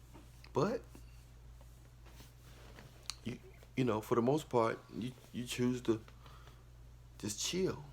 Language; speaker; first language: English; native; English